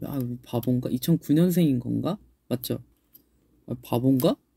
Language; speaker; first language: Korean; native; Korean